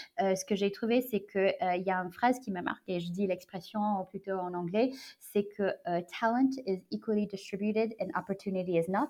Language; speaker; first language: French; non-native, fluent; Chinese